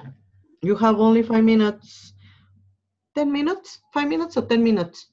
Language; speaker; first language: English; non-native, learner; Spanish